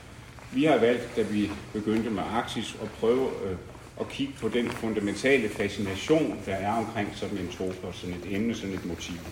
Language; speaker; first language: Danish; native; Danish